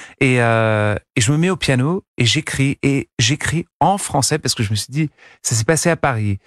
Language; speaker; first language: French; non-native, fluent; English